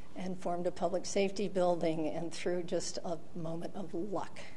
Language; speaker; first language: English; native; English